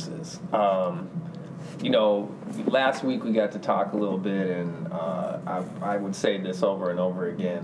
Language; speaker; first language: English; native; English